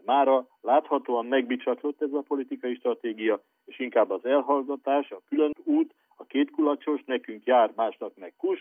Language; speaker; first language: Hungarian; native; Hungarian